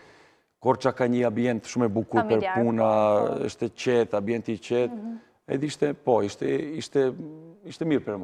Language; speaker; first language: Albanian; non-native, learner; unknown